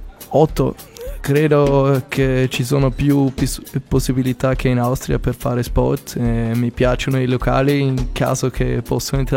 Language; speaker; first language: Italian; non-native, learner; German